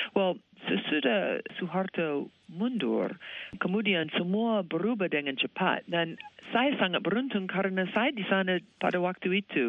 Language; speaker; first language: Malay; non-native, fluent; English